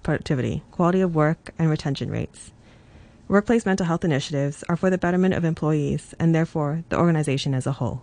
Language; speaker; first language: English; non-native, local second language; Cantonese